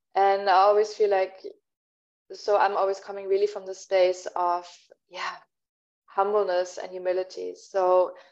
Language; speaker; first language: English; non-native, fluent; German